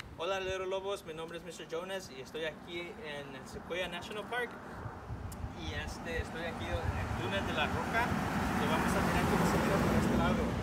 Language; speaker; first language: Spanish; early bilingual, heritage; Spanish